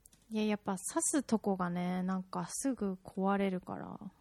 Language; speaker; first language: Japanese; early bilingual, heritage; Japanese